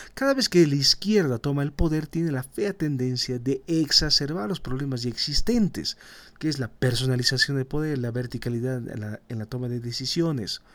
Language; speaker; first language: Spanish; native; Spanish